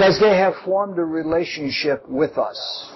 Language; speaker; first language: English; native; English